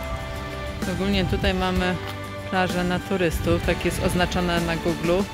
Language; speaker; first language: Polish; native; Polish